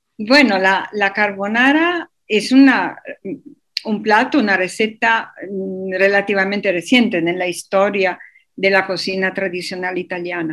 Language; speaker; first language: Spanish; non-native, fluent; Italian